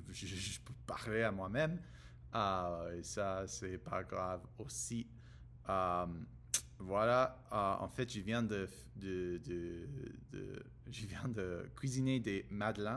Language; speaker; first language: French; non-native, learner; English